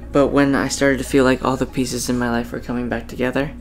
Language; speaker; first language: English; native; English